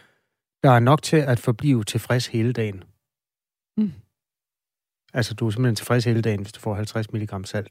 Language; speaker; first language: Danish; native; Danish